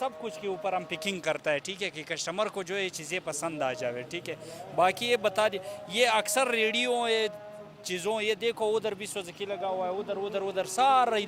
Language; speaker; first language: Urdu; non-native, local second language; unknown